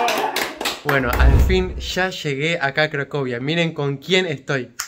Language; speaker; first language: Spanish; native; Spanish